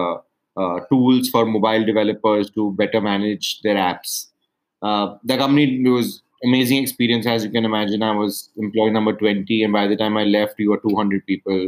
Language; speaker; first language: English; non-native, local second language; Hindi